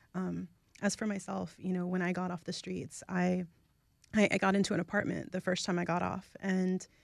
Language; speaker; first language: English; native; English